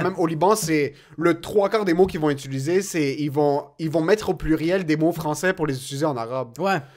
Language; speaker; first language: French; early bilingual, other home language; Arabic